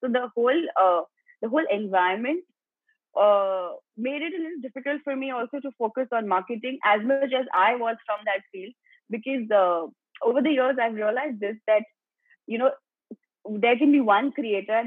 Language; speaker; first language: English; non-native, local second language; Gujarati